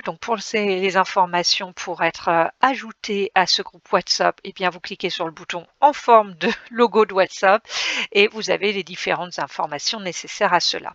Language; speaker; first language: French; native; French